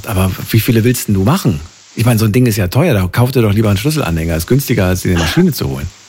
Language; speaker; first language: German; native; German